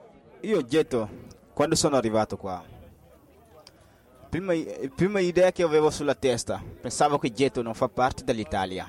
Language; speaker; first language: Italian; non-native, learner; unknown